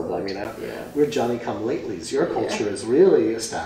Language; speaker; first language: English; native; English